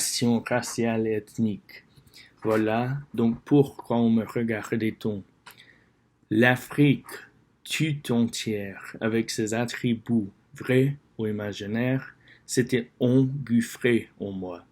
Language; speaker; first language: French; non-native, learner; English